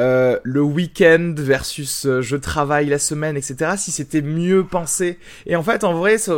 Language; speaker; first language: French; native; French